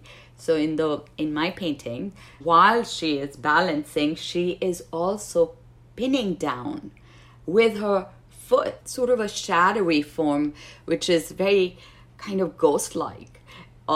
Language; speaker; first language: English; non-native, local second language; Urdu